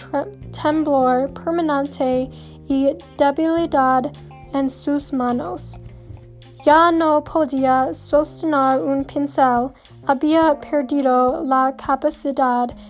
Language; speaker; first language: Spanish; non-native, learner; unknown